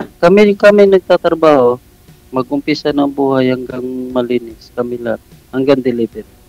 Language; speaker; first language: Filipino; non-native, local second language; Cebuano